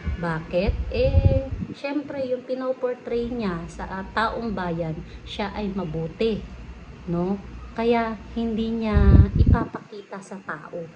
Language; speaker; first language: Filipino; native; Filipino